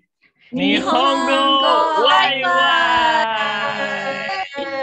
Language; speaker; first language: Japanese; non-native, learner; Indonesian